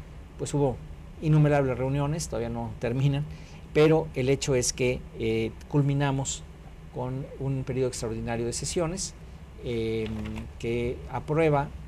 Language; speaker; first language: Spanish; native; Spanish